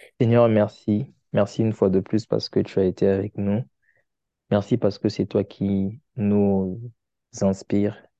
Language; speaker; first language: French; non-native, local second language; Lingala